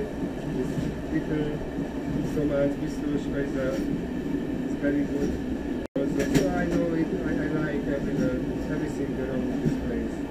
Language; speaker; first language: English; non-native, learner; Hungarian